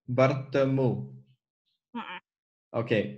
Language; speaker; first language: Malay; non-native, learner; French